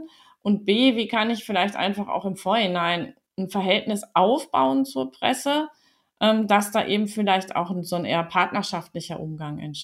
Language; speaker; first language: German; native; German